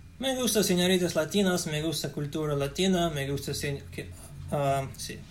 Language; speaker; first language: Spanish; non-native, learner; Russian